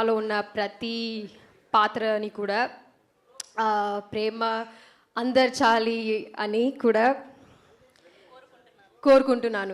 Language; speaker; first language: Telugu; non-native, learner; Malayalam